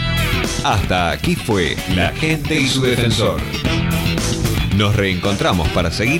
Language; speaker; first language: Spanish; native; Spanish